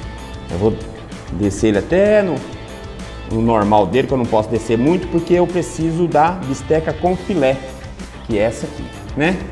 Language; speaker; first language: Portuguese; native; Portuguese